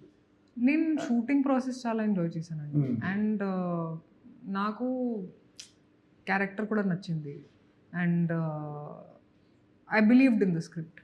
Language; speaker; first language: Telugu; non-native, fluent; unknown